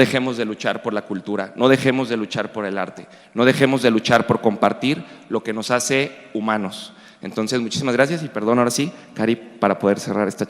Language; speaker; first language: Spanish; native; Spanish